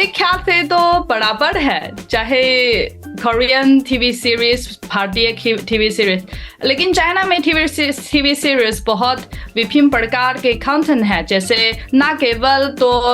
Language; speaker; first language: Hindi; non-native, learner; Chinese